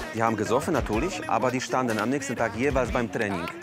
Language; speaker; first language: German; non-native, fluent; Polish